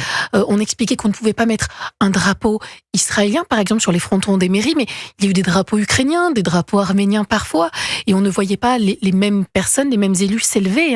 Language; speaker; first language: French; native; French